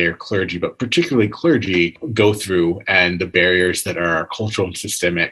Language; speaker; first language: English; native; English